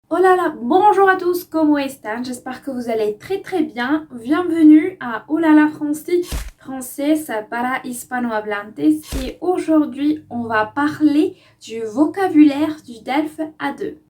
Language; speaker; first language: French; non-native, fluent; Spanish